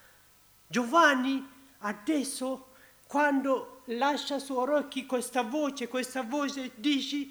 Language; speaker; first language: Italian; non-native, learner; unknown